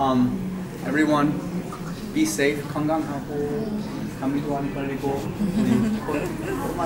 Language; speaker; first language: Korean; early bilingual, heritage; English